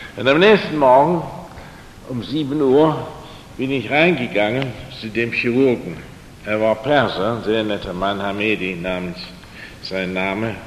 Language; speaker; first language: German; non-native, fluent; English